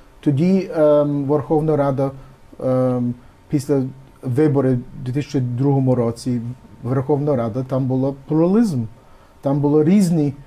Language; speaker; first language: Ukrainian; early bilingual, heritage; Ukrainian